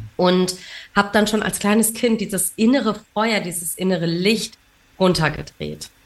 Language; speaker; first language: German; early bilingual, other home language; Tamil